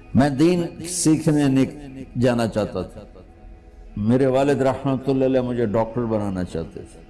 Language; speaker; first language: Urdu; non-native, local second language; Punjabi